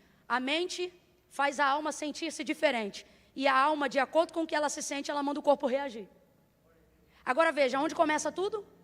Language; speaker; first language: Portuguese; native; Portuguese